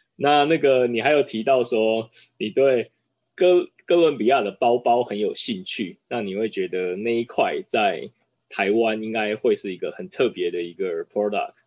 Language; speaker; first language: Chinese; native; Chinese